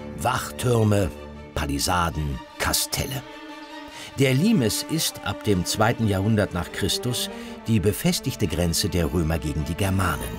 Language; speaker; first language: German; native; German